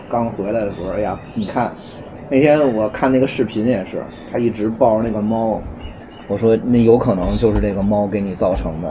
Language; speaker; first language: Chinese; native; Chinese